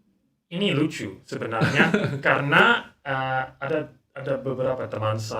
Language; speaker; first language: Indonesian; non-native, learner; English